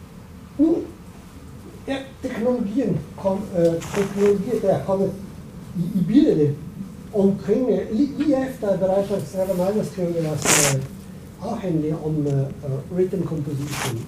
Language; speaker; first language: Danish; non-native, fluent; Italian